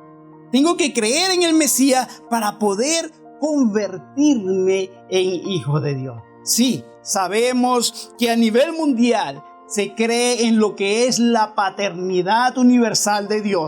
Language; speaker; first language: Spanish; native; Spanish